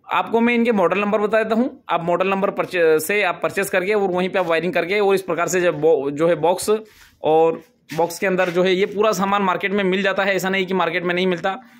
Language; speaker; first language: Hindi; native; Hindi